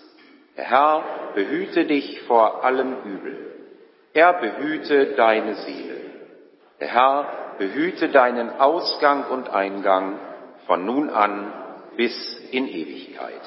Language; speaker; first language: German; native; German